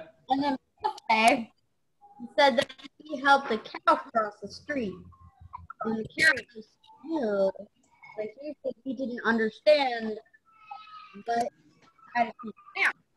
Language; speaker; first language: English; native; English